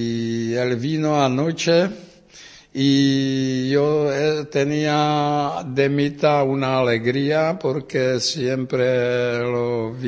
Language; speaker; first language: Spanish; non-native, learner; Czech